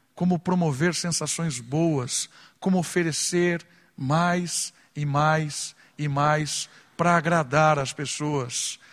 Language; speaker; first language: Portuguese; native; Portuguese